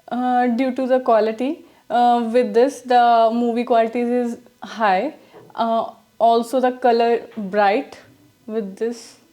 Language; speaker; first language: English; non-native, learner; Punjabi